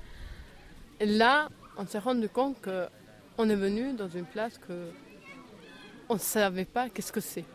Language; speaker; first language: French; non-native, fluent; Albanian